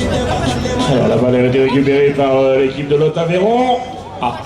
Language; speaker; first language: French; native; French